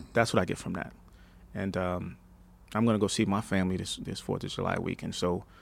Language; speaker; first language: English; native; English